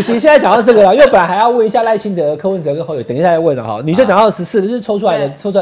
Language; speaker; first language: Chinese; native; Chinese